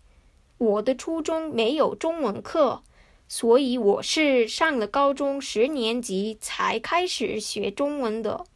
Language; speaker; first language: Chinese; non-native, fluent; Japanese